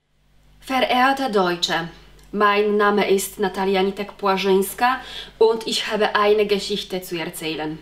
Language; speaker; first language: German; non-native, fluent; Polish